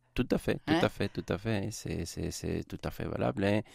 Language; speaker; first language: French; non-native, fluent; Spanish